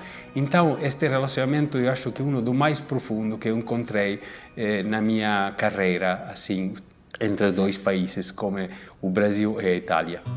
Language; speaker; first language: Portuguese; non-native, fluent; Italian